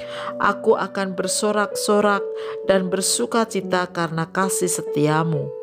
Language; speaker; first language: Indonesian; native; Indonesian